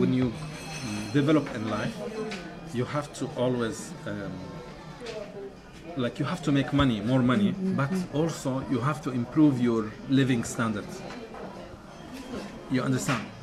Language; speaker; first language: English; non-native, fluent; Arabic